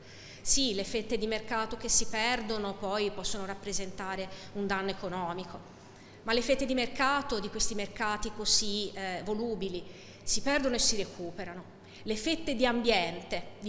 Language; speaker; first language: Italian; native; Italian